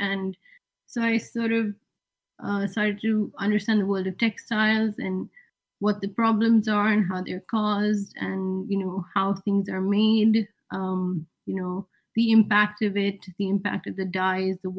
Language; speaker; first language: English; non-native, local second language; Hindi